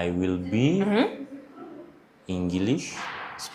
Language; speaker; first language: English; non-native, learner; Amharic